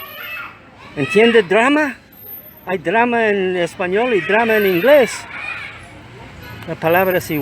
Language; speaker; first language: Spanish; non-native, learner; English